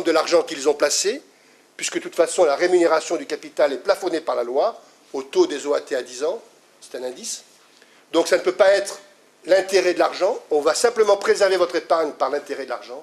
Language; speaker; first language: French; native; French